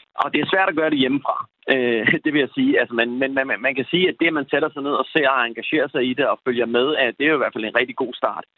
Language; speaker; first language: Danish; early bilingual, other home language; Persian